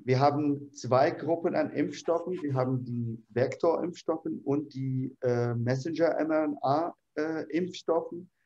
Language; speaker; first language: German; non-native, fluent; Arabic